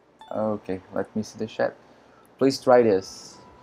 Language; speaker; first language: English; non-native, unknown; Portuguese